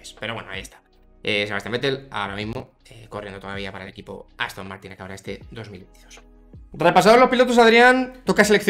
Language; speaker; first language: Spanish; native; Spanish